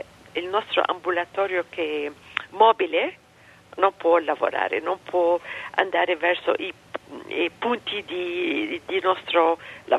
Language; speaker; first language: Italian; non-native, fluent; Arabic